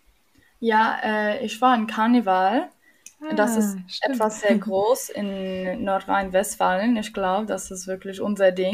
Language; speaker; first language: German; non-native, learner; English